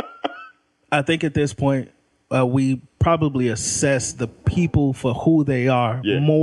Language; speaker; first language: English; native; English